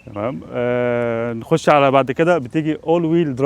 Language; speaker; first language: Arabic; native; Arabic